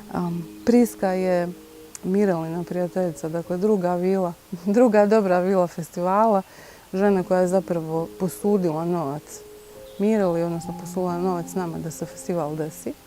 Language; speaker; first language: Bosnian; native; Bosnian